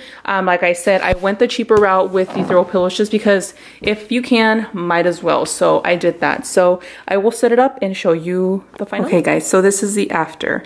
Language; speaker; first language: English; early bilingual, other home language; Spanish